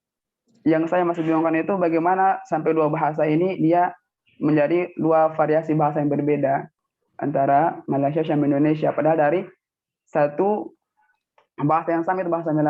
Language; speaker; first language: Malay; non-native, local second language; Javanese